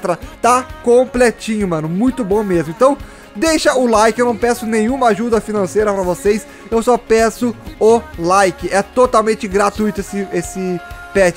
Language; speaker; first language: Portuguese; native; Portuguese